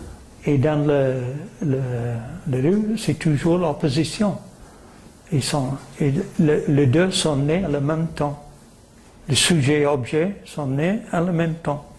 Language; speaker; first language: French; non-native, learner; English